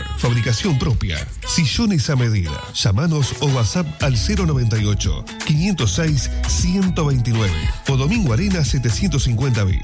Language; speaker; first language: Spanish; native; Spanish